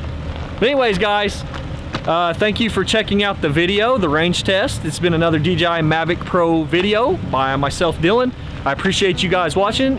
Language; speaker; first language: English; native; English